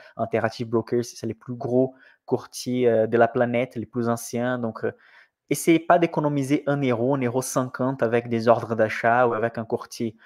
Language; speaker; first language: French; non-native, fluent; Portuguese